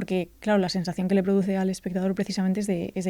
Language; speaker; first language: Spanish; native; Spanish